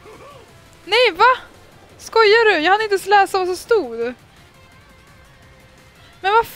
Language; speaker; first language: Swedish; native; Swedish